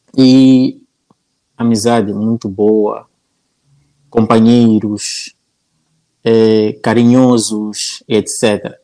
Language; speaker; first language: Portuguese; native; Portuguese